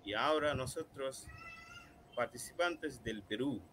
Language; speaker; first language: Spanish; non-native, learner; Bangla